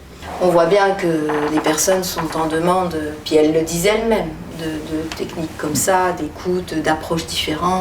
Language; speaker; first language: French; native; French